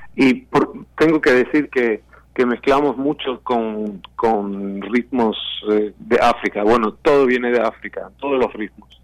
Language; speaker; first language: Spanish; non-native, fluent; Swedish